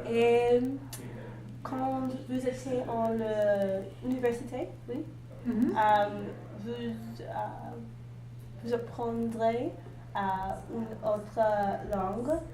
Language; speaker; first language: French; non-native, learner; English